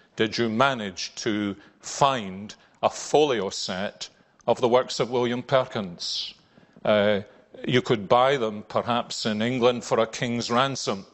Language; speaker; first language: English; native; English